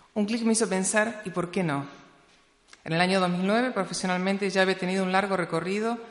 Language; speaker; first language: Spanish; native; Spanish